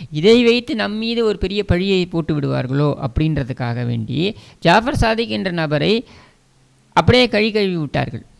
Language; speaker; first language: Tamil; native; Tamil